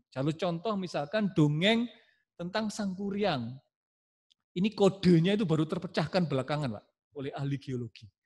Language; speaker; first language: Indonesian; non-native, local second language; Javanese